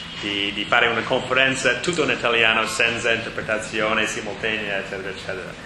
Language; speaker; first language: Italian; non-native, learner; English